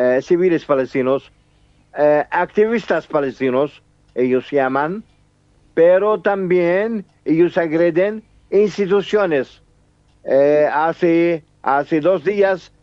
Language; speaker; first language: Spanish; non-native, fluent; Arabic